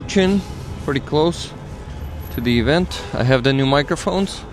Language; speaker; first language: English; non-native, fluent; Ukrainian